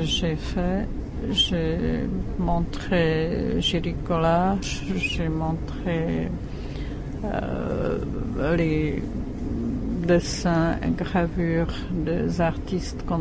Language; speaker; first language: French; non-native, fluent; Czech